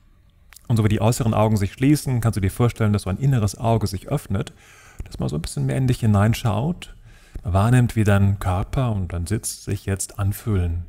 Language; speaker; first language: German; native; German